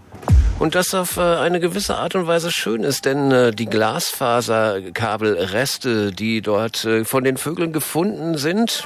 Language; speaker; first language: German; native; German